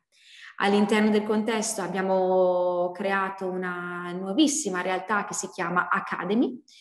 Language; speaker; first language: Italian; native; Italian